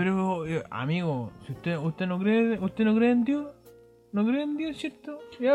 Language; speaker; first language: Spanish; native; Spanish